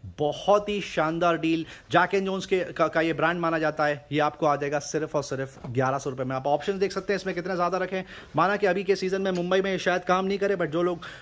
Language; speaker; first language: Hindi; native; Hindi